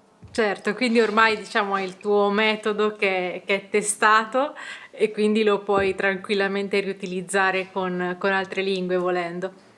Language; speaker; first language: Italian; native; Italian